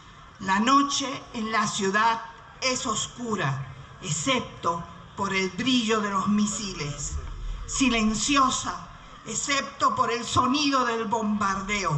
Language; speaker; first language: Spanish; native; Spanish